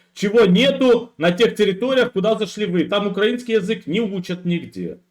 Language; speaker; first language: Russian; native; Russian